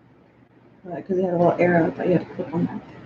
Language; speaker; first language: English; native; English